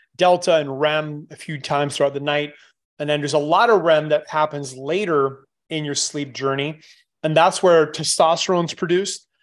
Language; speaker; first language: English; native; English